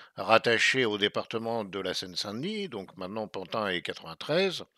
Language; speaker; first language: French; native; French